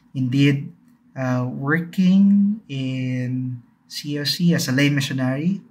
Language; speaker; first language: English; non-native, local second language; Bikol